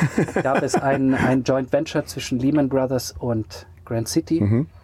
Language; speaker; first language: German; native; German